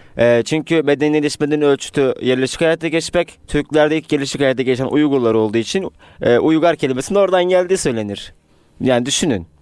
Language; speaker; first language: Turkish; native; Turkish